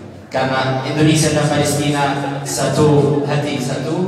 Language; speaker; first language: Indonesian; non-native, learner; Arabic